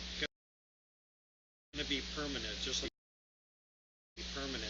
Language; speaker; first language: English; native; English